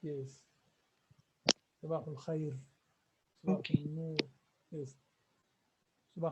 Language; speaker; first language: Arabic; non-native, fluent; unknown